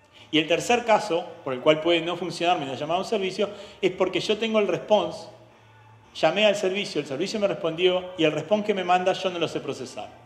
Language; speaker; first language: Spanish; native; Spanish